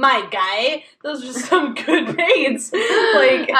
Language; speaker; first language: English; native; English